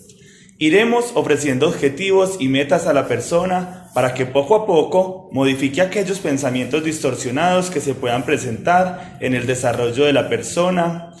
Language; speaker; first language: Spanish; native; Spanish